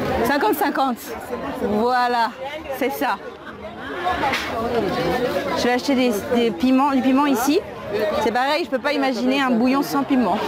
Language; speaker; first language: French; native; French